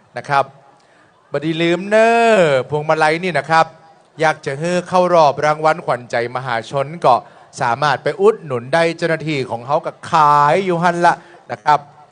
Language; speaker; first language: Thai; native; Thai